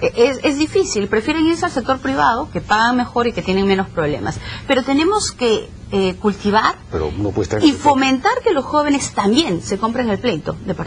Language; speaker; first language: Spanish; native; Spanish